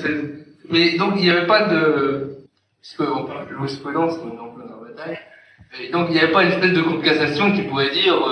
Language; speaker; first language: French; native; French